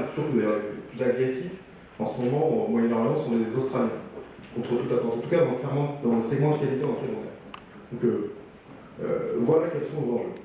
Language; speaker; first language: French; native; French